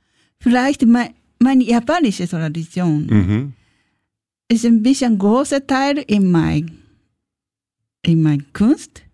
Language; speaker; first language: German; non-native, learner; Japanese